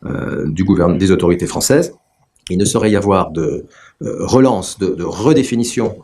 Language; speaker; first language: French; native; French